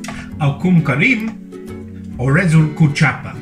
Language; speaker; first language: Romanian; non-native, learner; English